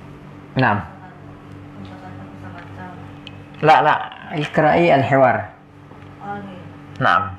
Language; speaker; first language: Arabic; non-native, fluent; Indonesian